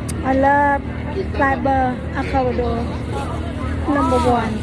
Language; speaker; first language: English; non-native, learner; Khmer